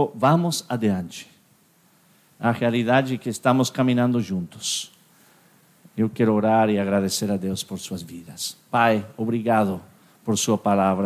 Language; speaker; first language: Portuguese; non-native, fluent; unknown